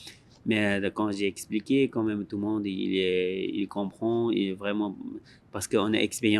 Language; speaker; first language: French; non-native, learner; Tibetan